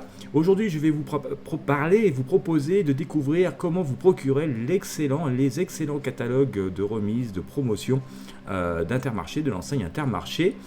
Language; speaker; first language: French; native; French